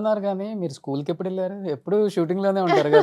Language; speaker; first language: Telugu; native; Telugu